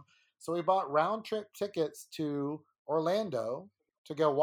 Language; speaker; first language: English; native; English